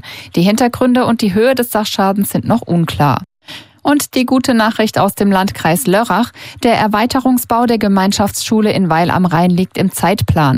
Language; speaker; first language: German; native; German